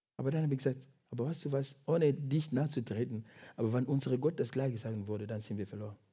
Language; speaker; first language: German; non-native, fluent; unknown